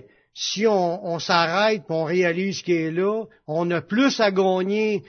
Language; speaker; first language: French; native; French